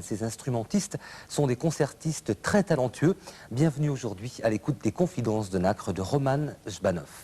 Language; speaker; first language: French; native; French